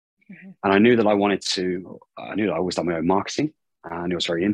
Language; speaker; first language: English; native; English